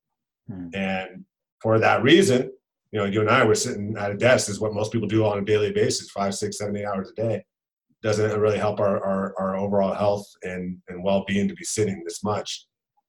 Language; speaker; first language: English; native; English